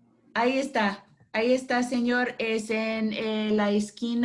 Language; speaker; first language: Spanish; non-native, fluent; English